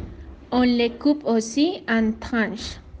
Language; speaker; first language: French; non-native, learner; Spanish